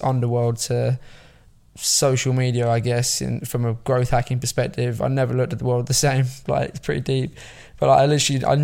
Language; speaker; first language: English; native; English